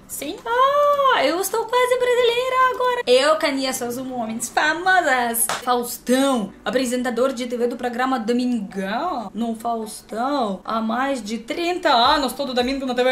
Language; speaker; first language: Portuguese; non-native, learner; Russian